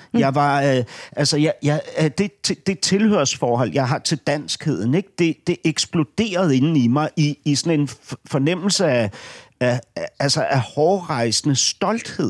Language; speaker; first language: Danish; native; Danish